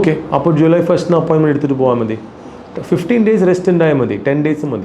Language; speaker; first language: Malayalam; non-native, local second language; Tamil